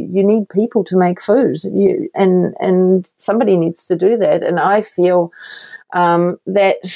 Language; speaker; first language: English; non-native, fluent; German